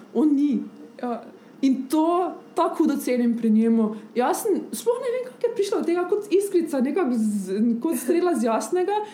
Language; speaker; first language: Slovenian; early bilingual, other home language; Bosnian